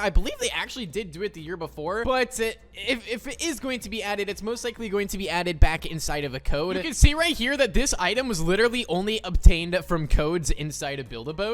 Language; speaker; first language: English; native; English